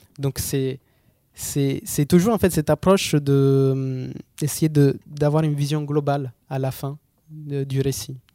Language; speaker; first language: French; non-native, fluent; Italian